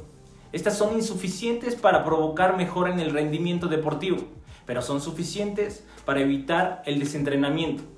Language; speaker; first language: Spanish; native; Spanish